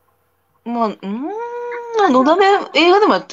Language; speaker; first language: Japanese; native; Japanese